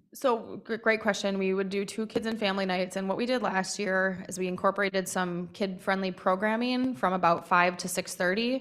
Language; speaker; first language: English; native; English